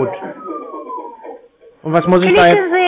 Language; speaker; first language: German; native; German